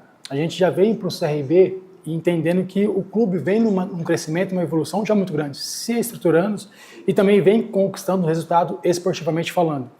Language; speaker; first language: Portuguese; native; Portuguese